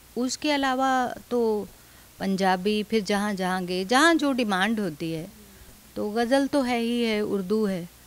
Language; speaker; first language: Hindi; non-native, local second language; Dogri